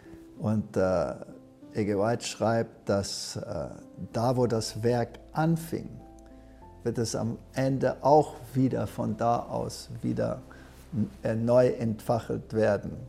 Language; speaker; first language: German; early bilingual, heritage; German